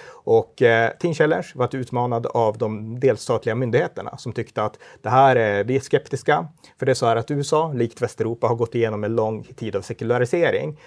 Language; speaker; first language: Swedish; native; Swedish